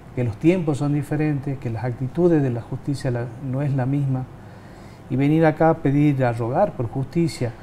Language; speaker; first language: Spanish; native; Spanish